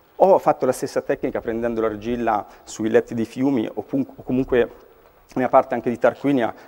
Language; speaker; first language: Italian; native; Italian